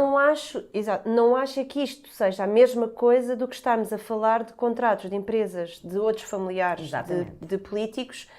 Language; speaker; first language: Portuguese; native; Portuguese